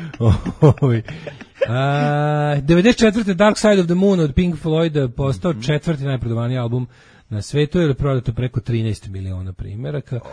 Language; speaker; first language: Serbian; native; Serbian